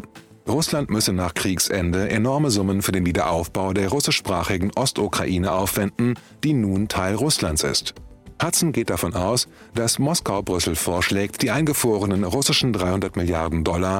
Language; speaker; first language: German; native; German